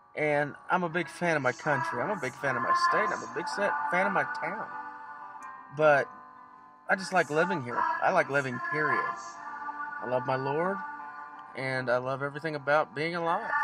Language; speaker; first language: English; native; English